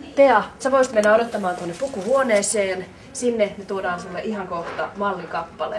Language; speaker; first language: Finnish; native; Finnish